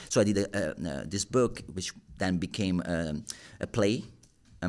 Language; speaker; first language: English; non-native, fluent; Italian